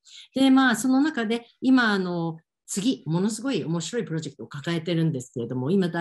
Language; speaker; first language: Japanese; native; Japanese